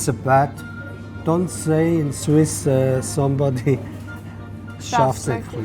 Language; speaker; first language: English; non-native, learner; German